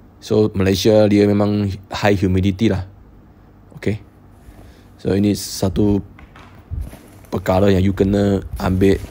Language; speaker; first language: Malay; non-native, local second language; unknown